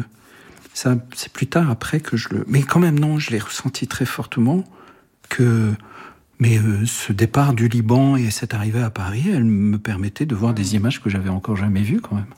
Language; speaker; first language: French; early bilingual, other home language; Arabic